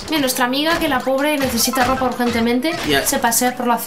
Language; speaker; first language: Spanish; native; Spanish